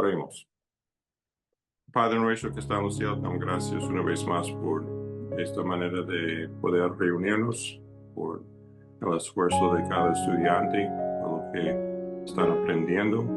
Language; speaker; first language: Spanish; non-native, fluent; English